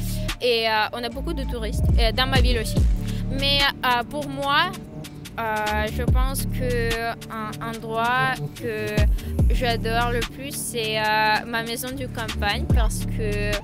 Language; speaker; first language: French; non-native, fluent; Ukrainian